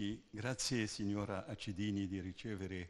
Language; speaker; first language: Italian; non-native, fluent; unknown